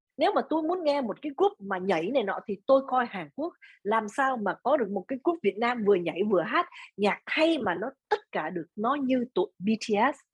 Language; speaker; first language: Vietnamese; early bilingual, other home language; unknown